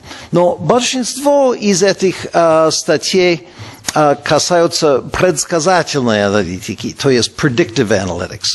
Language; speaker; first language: Russian; non-native, fluent; English